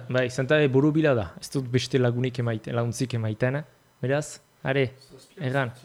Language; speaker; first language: Basque; native; Basque